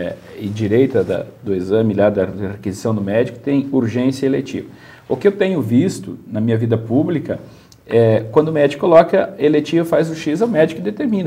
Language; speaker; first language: Portuguese; native; Portuguese